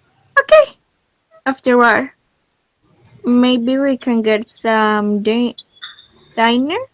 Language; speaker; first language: English; non-native, learner; Spanish